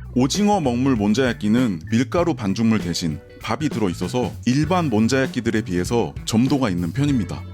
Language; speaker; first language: Korean; native; Korean